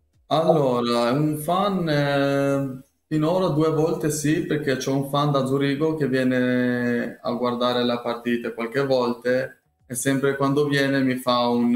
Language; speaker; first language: Italian; non-native, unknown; Albanian